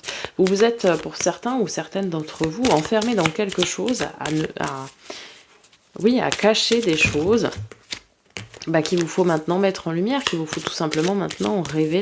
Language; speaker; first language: French; native; French